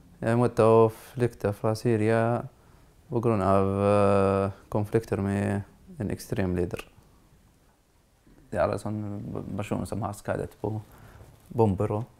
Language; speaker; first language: Norwegian; non-native, learner; Arabic